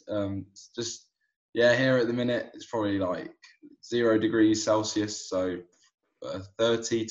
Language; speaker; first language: English; native; English